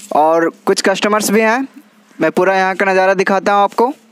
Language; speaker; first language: Hindi; native; Hindi